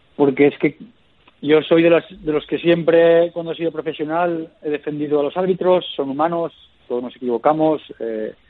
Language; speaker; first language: Spanish; native; Spanish